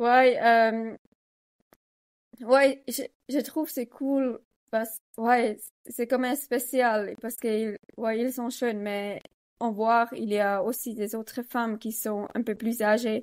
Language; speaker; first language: French; non-native, learner; Swiss German